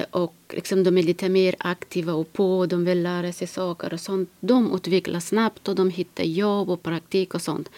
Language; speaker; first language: Swedish; non-native, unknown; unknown